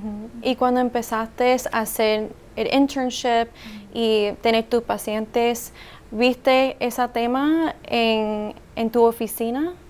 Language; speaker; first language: Spanish; early bilingual, heritage; Spanish